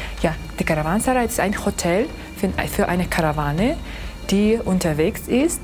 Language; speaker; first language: German; non-native, fluent; Kyrgyz